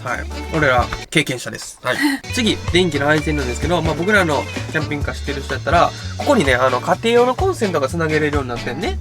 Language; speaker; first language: Japanese; native; Japanese